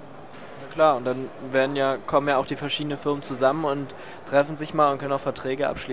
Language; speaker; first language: German; native; German